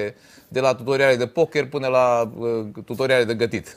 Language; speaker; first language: Romanian; native; Romanian